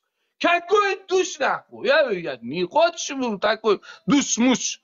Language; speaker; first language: Russian; non-native, learner; Uzbek